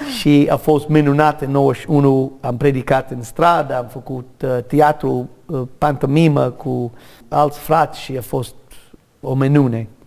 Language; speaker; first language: Romanian; non-native, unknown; English